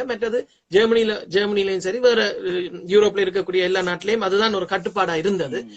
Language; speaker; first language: Tamil; early bilingual, heritage; Tamil